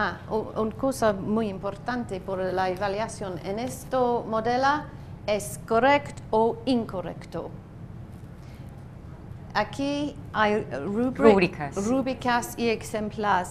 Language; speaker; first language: Spanish; non-native, learner; English